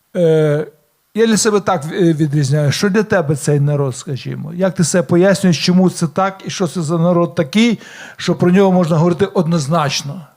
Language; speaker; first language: Ukrainian; native; Ukrainian